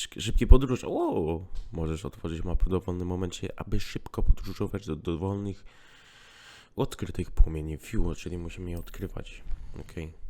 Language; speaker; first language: Polish; native; Polish